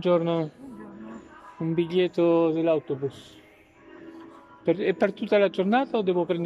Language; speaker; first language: Italian; non-native, learner; English